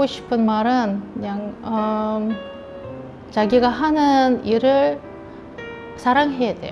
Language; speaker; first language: Korean; non-native, fluent; Russian